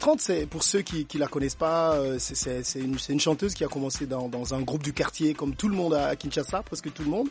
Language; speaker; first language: French; non-native, local second language; Lingala